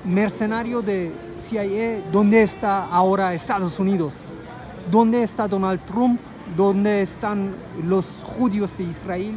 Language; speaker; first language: Spanish; non-native, fluent; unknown